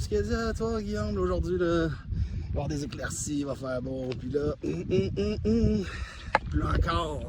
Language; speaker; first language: French; native; French